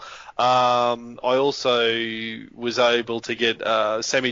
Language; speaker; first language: English; native; English